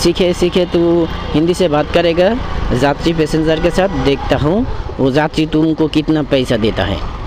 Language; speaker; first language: Hindi; non-native, learner; Bangla